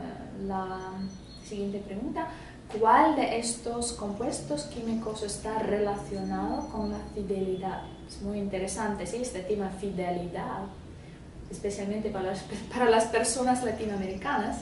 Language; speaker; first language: Spanish; non-native, fluent; Russian